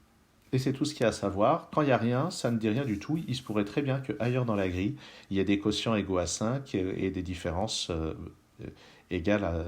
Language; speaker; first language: French; native; French